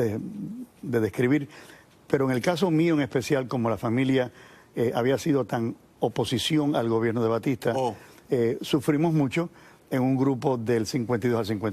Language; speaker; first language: Spanish; native; Spanish